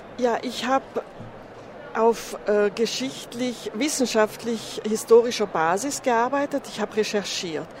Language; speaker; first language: German; non-native, local second language; Ladin